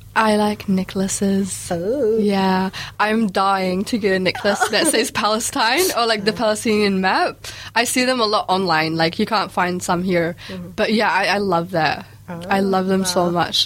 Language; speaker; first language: English; early bilingual, other home language; Arabic